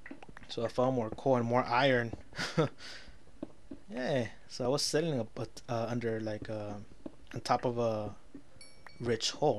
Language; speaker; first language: English; native; English